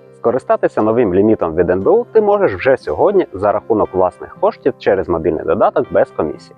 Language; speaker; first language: Ukrainian; native; Ukrainian